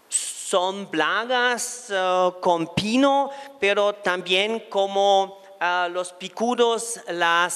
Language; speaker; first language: Spanish; non-native, fluent; German